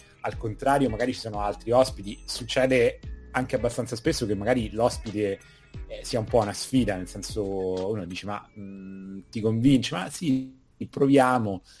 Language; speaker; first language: Italian; native; Italian